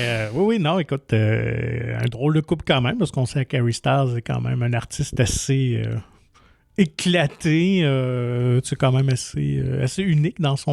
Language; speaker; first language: French; native; French